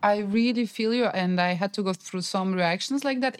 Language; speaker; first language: English; non-native, fluent; Russian